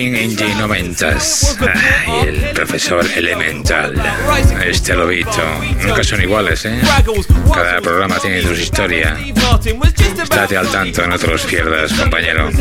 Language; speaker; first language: Spanish; native; Spanish